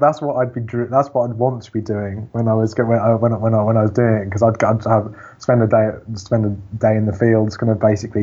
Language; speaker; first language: English; native; English